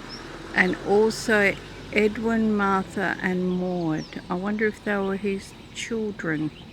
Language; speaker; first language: English; native; English